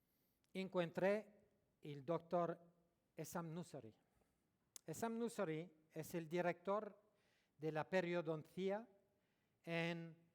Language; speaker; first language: Spanish; non-native, learner; French